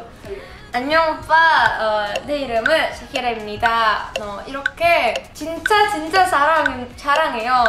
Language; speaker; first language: Korean; non-native, learner; Indonesian